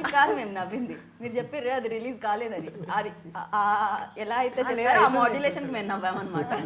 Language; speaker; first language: Telugu; native; Telugu